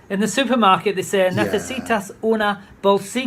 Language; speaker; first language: Spanish; non-native, learner; English